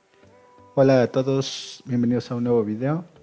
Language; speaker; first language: Spanish; native; Spanish